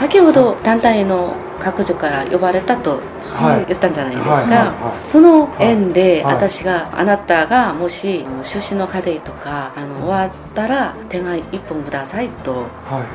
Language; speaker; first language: Japanese; non-native, fluent; Korean